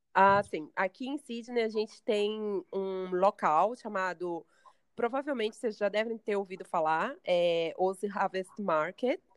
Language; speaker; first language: Portuguese; native; Portuguese